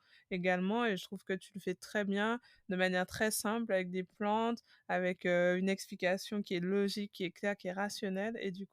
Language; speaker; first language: French; native; French